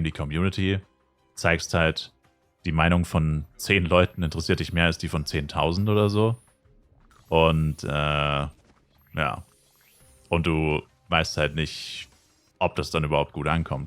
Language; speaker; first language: German; native; German